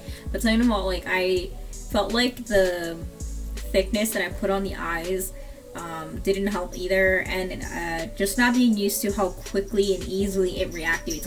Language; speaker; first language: English; native; English